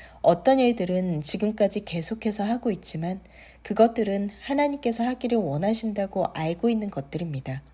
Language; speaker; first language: Korean; native; Korean